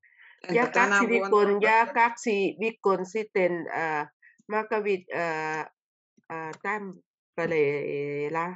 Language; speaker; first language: Finnish; non-native, learner; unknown